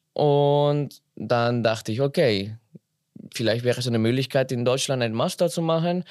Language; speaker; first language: German; non-native, fluent; Spanish